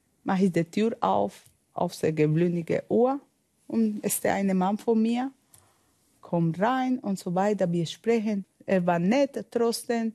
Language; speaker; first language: German; non-native, learner; Spanish